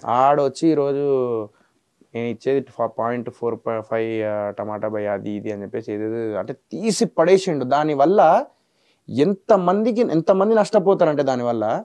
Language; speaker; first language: Telugu; native; Telugu